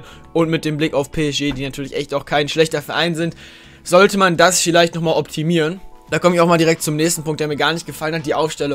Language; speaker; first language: German; native; German